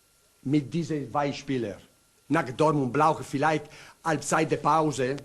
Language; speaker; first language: German; non-native, learner; Italian